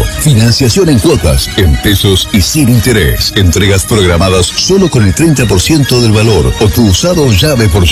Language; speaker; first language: Spanish; native; Spanish